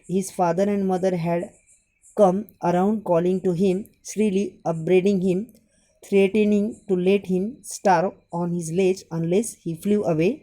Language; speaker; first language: English; non-native, local second language; Marathi